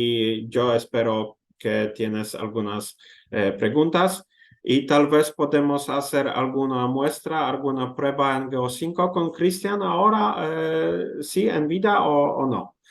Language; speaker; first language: Spanish; non-native, learner; Polish